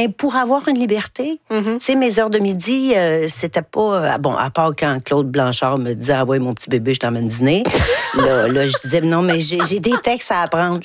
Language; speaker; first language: French; native; French